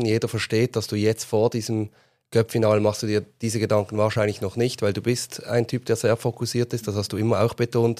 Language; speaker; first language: German; native; German